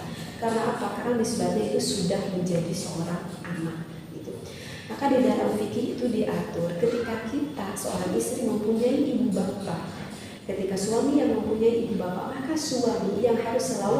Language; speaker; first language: Indonesian; native; Indonesian